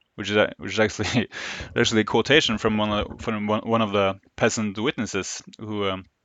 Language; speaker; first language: English; non-native, fluent; Norwegian